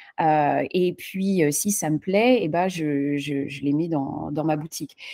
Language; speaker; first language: French; native; French